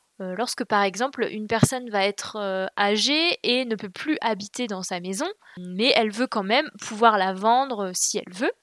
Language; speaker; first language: French; native; French